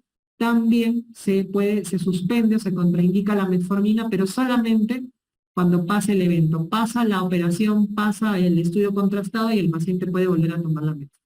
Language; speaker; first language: Spanish; native; Spanish